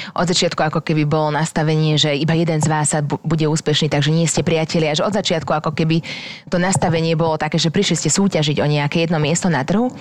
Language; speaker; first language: Slovak; native; Slovak